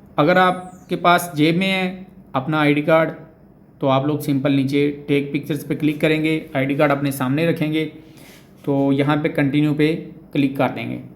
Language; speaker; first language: Urdu; non-native, local second language; Punjabi